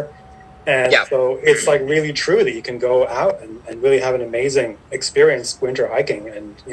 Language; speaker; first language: English; native; English